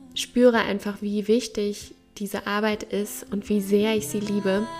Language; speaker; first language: German; native; German